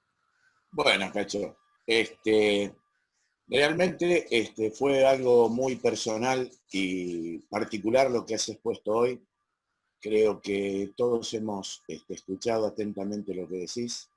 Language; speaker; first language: Spanish; native; Spanish